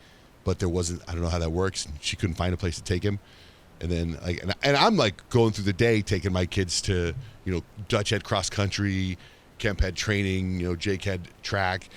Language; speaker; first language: English; native; English